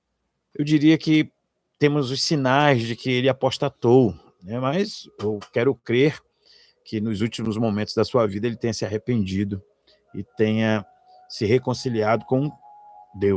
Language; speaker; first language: Portuguese; native; Portuguese